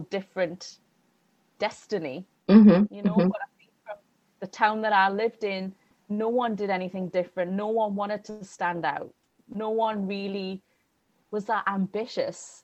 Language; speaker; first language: English; native; English